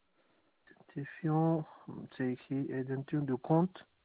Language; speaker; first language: French; non-native, learner; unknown